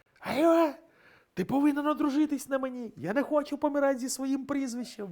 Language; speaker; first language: Ukrainian; non-native, local second language; Russian